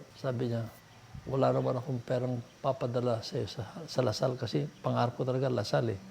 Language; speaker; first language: Filipino; non-native, local second language; Iloko